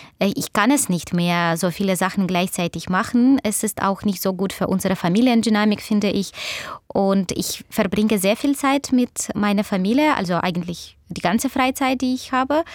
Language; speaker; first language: German; non-native, fluent; Russian